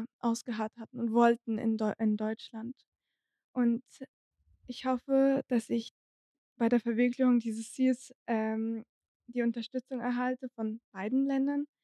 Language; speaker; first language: German; non-native, fluent; Arabic